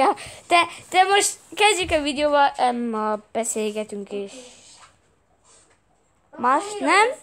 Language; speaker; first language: Hungarian; early bilingual, heritage; Hungarian